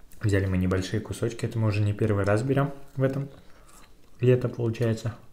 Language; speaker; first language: Russian; native; Russian